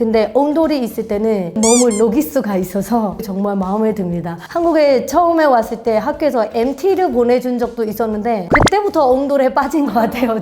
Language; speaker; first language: Korean; non-native, fluent; Burmese